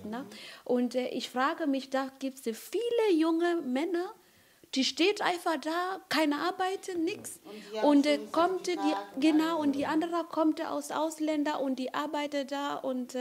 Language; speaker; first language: German; non-native, fluent; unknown